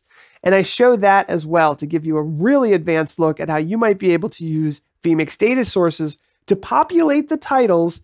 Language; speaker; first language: English; native; English